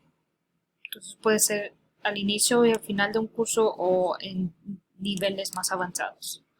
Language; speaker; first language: Spanish; early bilingual, heritage; Spanish